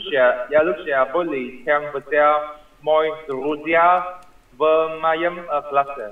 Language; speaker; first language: Russian; non-native, learner; Vietnamese